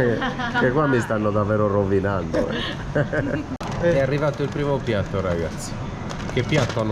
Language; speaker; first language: Italian; native; Italian